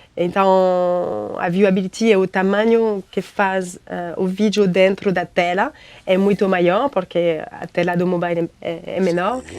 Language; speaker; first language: Portuguese; non-native, fluent; French